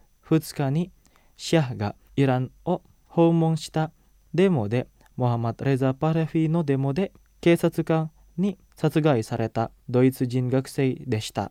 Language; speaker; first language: Japanese; non-native, fluent; Indonesian